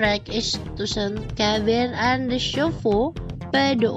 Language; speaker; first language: Dutch; non-native, fluent; Indonesian